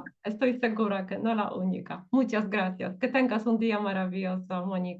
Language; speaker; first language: Spanish; non-native, fluent; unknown